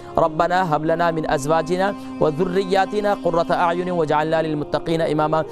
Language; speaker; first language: Urdu; native; Urdu